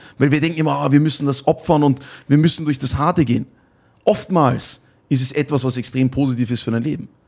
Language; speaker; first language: German; native; German